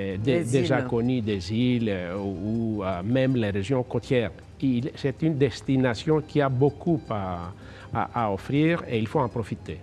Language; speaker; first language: French; non-native, fluent; Greek